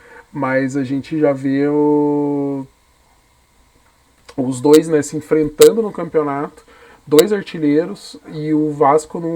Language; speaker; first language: Portuguese; native; Portuguese